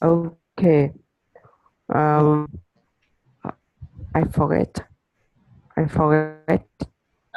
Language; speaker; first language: English; non-native, learner; Vietnamese